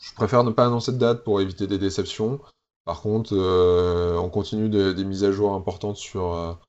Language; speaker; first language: French; native; French